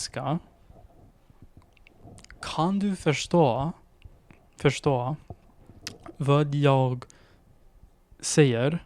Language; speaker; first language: Swedish; non-native, learner; English